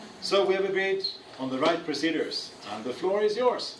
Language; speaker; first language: English; non-native, fluent; Norwegian